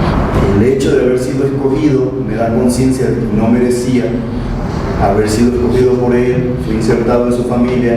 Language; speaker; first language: Spanish; native; Spanish